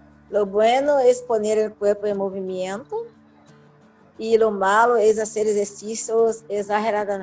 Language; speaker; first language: Spanish; non-native, learner; Portuguese